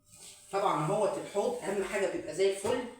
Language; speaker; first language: Arabic; native; Arabic